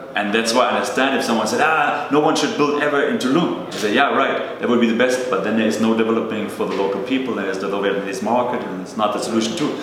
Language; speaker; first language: English; non-native, fluent; German